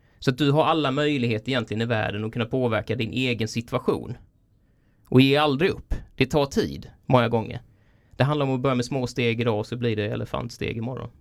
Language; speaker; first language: Swedish; native; Swedish